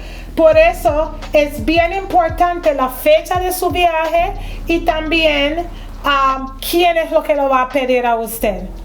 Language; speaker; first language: Spanish; non-native, fluent; English